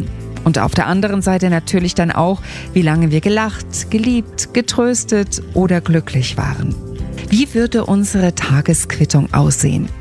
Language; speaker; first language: German; native; German